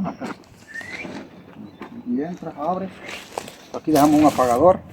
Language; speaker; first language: Spanish; native; Spanish